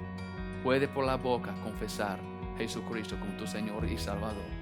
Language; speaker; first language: Spanish; non-native, fluent; English